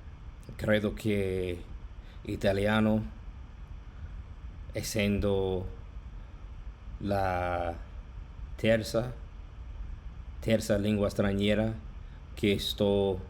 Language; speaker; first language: Italian; non-native, learner; English